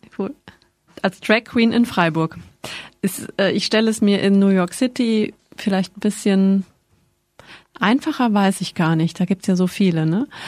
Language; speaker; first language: German; native; German